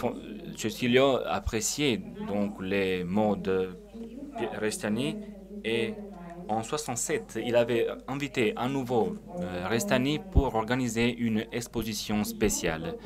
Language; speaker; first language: French; non-native, fluent; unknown